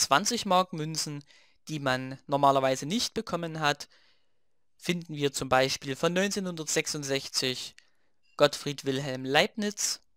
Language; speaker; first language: German; native; German